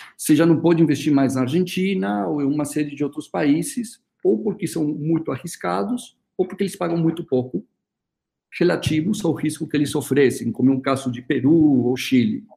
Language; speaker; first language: Portuguese; early bilingual, other home language; Spanish